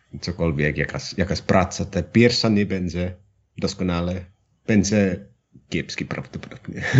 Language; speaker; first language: Polish; non-native, learner; Finnish